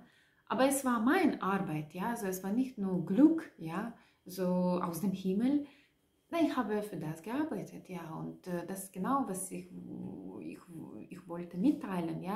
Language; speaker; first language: German; non-native, learner; Russian